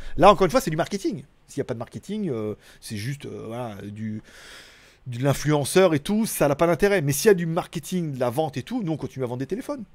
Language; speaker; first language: French; native; French